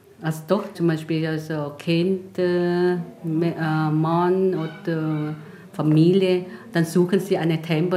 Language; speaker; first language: German; non-native, learner; Vietnamese